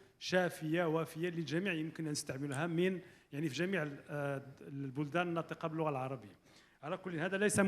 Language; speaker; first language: Arabic; native; Arabic